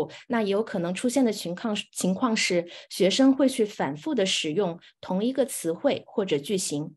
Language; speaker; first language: Chinese; native; Chinese